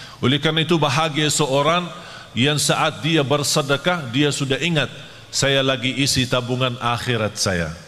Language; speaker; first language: Malay; non-native, fluent; Arabic